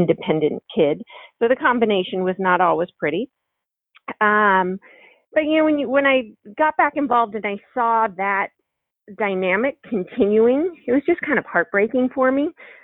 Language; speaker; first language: English; native; English